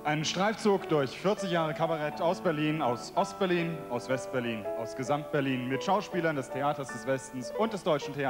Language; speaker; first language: German; native; German